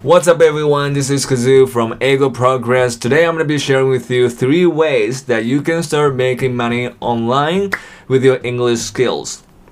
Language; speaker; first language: English; non-native, fluent; Japanese